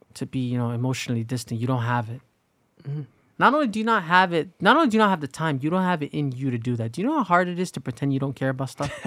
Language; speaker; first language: English; native; English